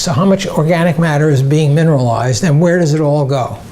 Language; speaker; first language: English; native; English